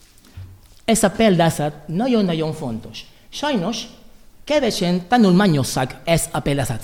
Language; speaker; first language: Hungarian; non-native, learner; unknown